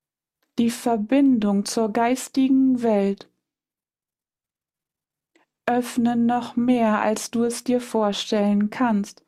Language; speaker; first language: German; native; German